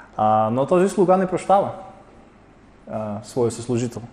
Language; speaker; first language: Bulgarian; non-native, fluent; Russian